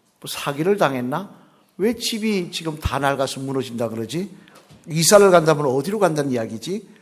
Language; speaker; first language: Korean; native; Korean